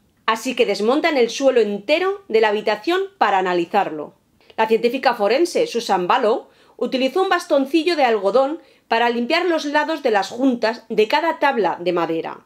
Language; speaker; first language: Spanish; native; Spanish